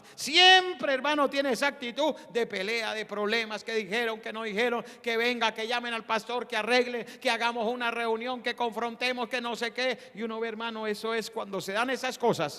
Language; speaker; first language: Spanish; native; Spanish